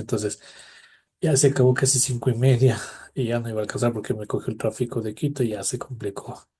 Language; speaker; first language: Spanish; native; Spanish